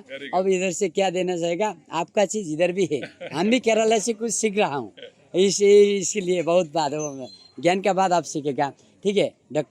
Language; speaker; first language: Hindi; non-native, learner; Nepali